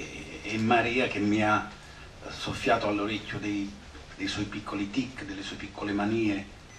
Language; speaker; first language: Italian; native; Italian